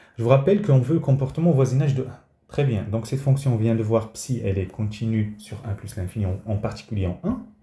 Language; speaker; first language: French; native; French